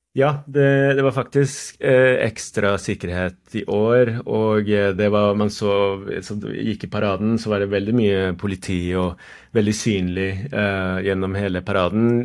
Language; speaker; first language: Norwegian; non-native, fluent; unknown